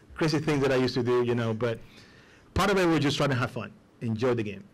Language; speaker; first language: English; non-native, fluent; Spanish